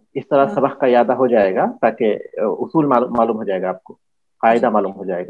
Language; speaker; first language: Urdu; native; Urdu